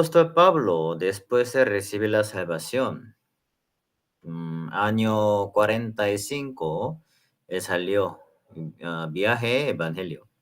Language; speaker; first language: Spanish; non-native, learner; Korean